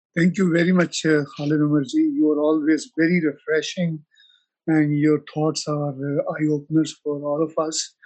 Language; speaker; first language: English; non-native, local second language; Punjabi